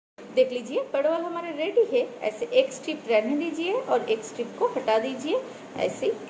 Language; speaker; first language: Hindi; non-native, local second language; Bangla